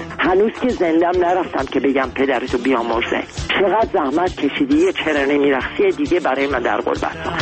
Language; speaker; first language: Persian; non-native, local second language; Armenian